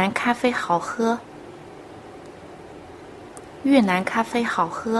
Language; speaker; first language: Chinese; non-native, fluent; Vietnamese